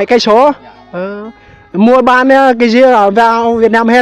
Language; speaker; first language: Vietnamese; non-native, learner; Thai